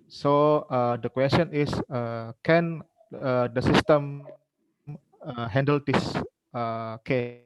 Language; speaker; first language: English; non-native, learner; Indonesian